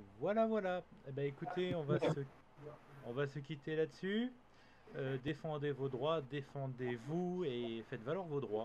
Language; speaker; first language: French; native; French